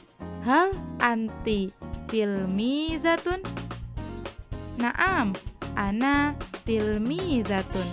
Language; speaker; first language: Arabic; non-native, fluent; Indonesian